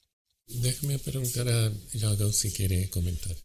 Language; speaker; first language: Spanish; non-native, fluent; English